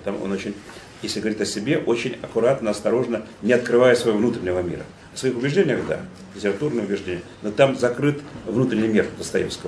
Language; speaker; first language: Russian; native; Russian